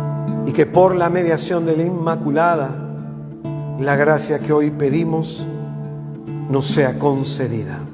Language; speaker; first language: Spanish; native; Spanish